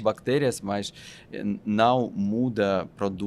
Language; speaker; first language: Portuguese; non-native, fluent; Russian